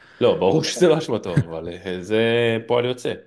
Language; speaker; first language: Hebrew; native; Hebrew